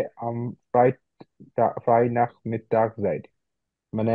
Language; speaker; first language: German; non-native, learner; Bangla